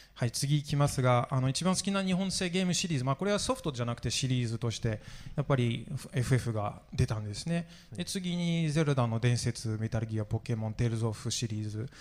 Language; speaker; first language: Japanese; non-native, fluent; French